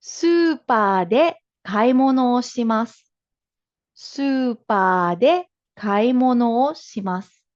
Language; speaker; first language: Japanese; non-native, fluent; Filipino